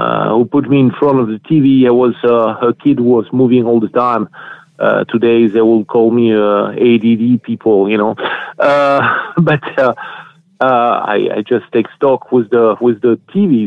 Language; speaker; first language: English; non-native, fluent; French